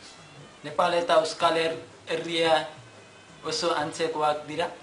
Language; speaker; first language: Basque; non-native, learner; Nepali